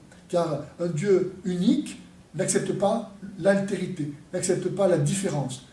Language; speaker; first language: French; native; French